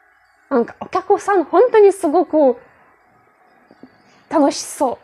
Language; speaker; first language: Japanese; non-native, fluent; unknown